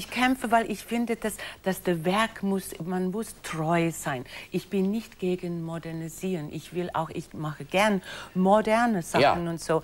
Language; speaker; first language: German; non-native, fluent; English